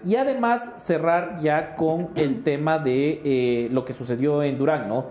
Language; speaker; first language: Spanish; native; Spanish